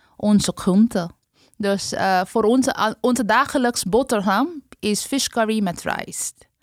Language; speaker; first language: Dutch; non-native, fluent; Bangla